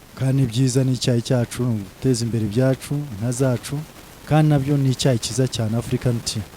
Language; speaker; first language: Kinyarwanda; early bilingual, heritage; Kinyarwanda